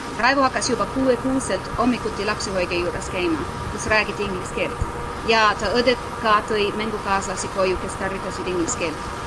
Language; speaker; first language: Estonian; non-native, fluent; English